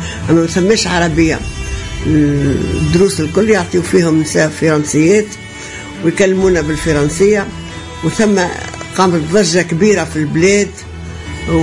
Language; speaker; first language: Arabic; native; Arabic